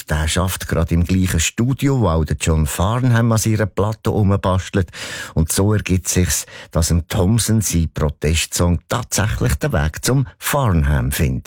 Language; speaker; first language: German; native; German